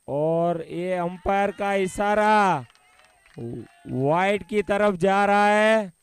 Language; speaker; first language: Hindi; non-native, local second language; Gujarati